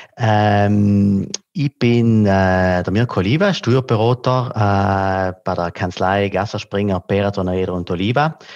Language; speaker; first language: German; non-native, local second language; Italian